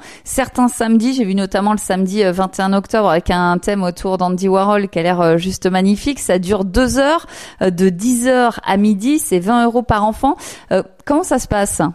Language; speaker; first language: French; native; French